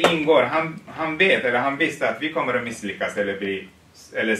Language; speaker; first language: Swedish; non-native, fluent; Tigrinya